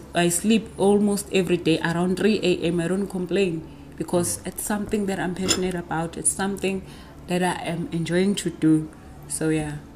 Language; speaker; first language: English; non-native, local second language; Zulu